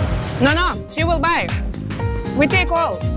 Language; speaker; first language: English; non-native, learner; Lithuanian